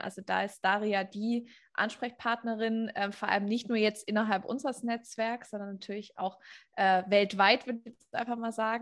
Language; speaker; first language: German; native; German